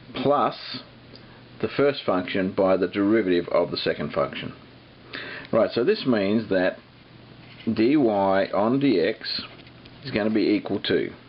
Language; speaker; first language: English; native; English